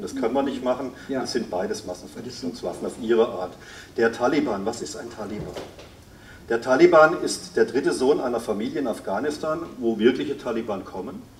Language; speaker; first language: German; native; German